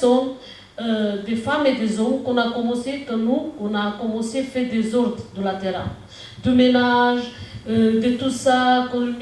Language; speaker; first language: French; non-native, learner; Romanian